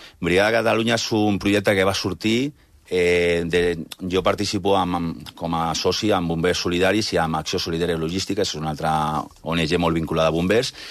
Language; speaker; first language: Catalan; native; Catalan